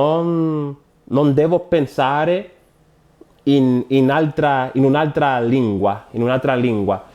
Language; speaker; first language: Italian; non-native, learner; Spanish